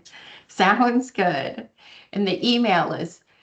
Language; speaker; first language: English; native; English